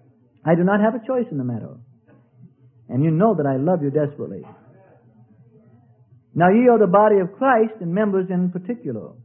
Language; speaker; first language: English; native; English